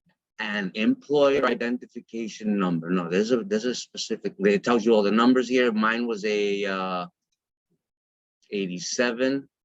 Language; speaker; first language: English; native; English